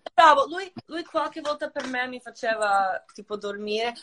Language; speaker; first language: Italian; non-native, fluent; Croatian